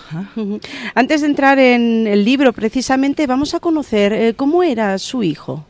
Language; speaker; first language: Spanish; native; Spanish